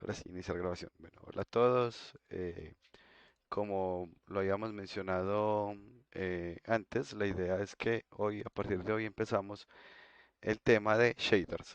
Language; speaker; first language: Spanish; native; Spanish